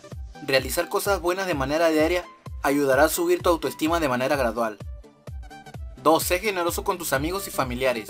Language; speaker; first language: Spanish; native; Spanish